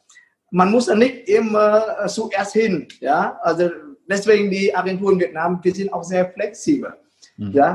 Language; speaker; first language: German; non-native, fluent; Vietnamese